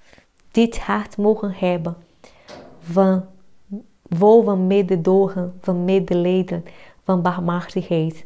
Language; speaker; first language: Dutch; non-native, fluent; Portuguese